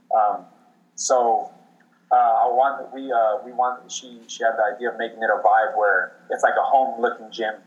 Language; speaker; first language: English; native; English